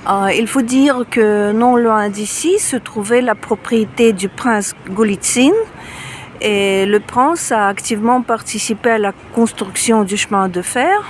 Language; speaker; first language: French; non-native, fluent; Russian